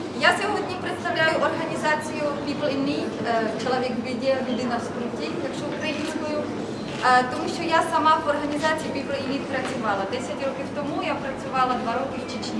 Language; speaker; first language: Ukrainian; non-native, fluent; Czech